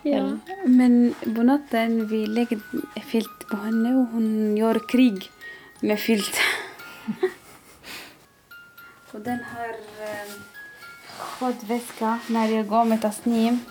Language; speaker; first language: Swedish; non-native, learner; Arabic